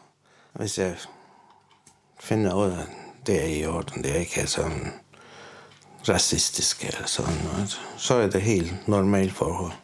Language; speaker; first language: Danish; non-native, fluent; Turkish